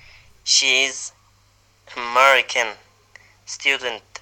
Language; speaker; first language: English; non-native, learner; Uyghur